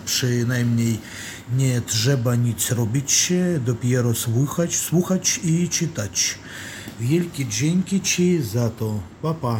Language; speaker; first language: Polish; non-native, learner; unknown